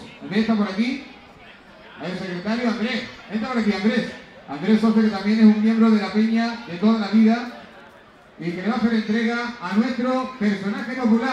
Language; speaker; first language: Spanish; native; Spanish